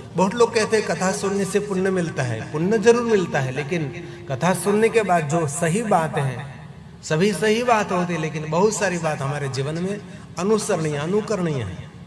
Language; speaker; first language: Hindi; non-native, local second language; Gujarati